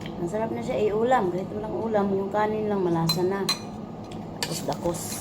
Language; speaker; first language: Filipino; non-native, local second language; Cebuano